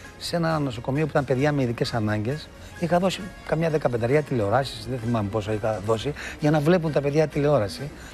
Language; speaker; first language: Greek; early bilingual, heritage; Greek